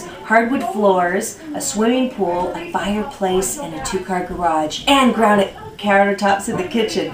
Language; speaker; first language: English; native; English